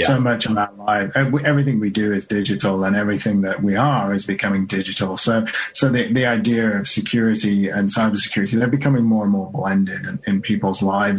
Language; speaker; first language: English; native; English